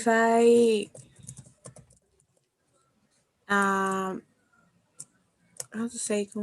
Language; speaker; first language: English; non-native, learner; Spanish